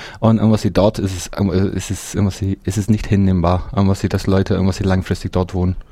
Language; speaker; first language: German; non-native, fluent; English